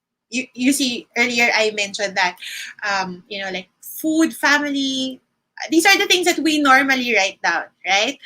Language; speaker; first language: English; non-native, local second language; Filipino